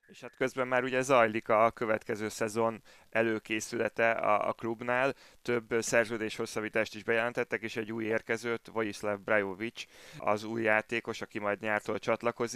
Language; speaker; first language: Hungarian; native; Hungarian